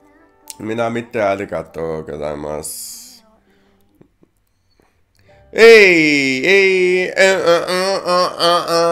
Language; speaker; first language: Japanese; non-native, learner; English